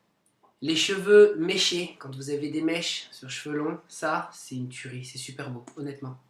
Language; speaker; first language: French; native; French